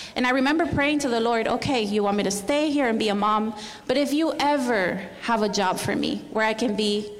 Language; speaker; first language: English; non-native, fluent; Spanish